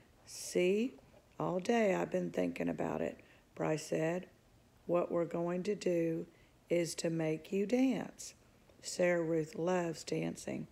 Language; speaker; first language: English; native; English